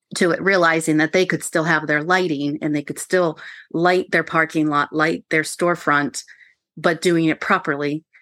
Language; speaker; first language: English; native; English